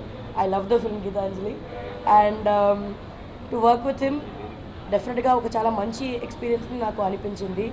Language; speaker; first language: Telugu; non-native, fluent; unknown